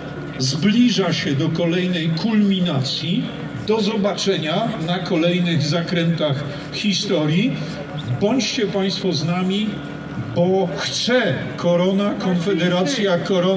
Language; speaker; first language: Polish; native; Polish